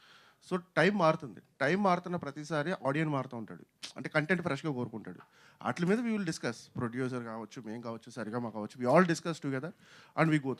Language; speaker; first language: Telugu; native; Telugu